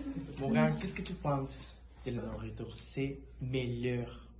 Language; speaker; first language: French; non-native, learner; Spanish